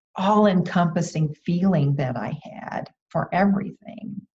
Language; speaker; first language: English; native; English